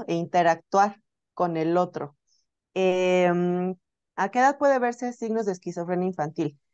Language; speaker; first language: Spanish; native; Spanish